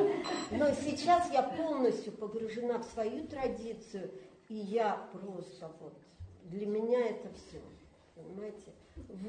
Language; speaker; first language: Russian; native; Russian